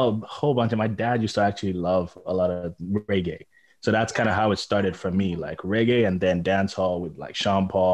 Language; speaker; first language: English; non-native, local second language; Igbo